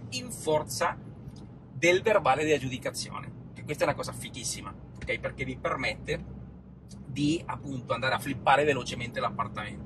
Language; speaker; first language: Italian; non-native, fluent; Spanish